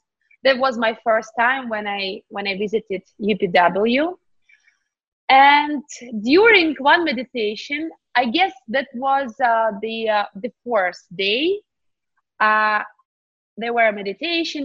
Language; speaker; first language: English; non-native, fluent; Ukrainian